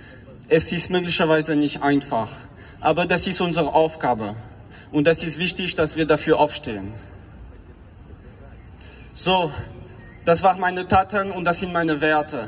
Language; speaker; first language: German; non-native, fluent; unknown